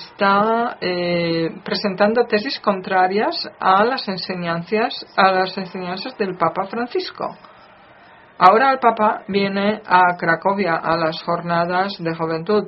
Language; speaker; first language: Spanish; non-native, fluent; Polish